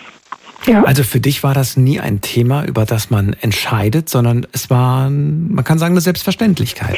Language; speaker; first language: German; native; German